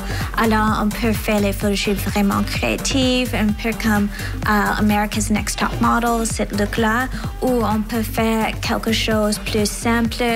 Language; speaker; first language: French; non-native, learner; English